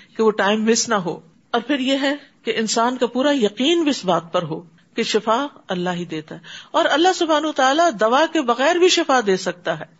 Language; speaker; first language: Urdu; native; Urdu